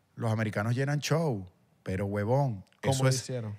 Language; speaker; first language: Spanish; native; Spanish